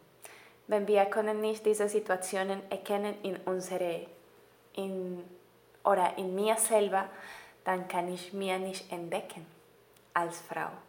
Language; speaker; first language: German; non-native, learner; Spanish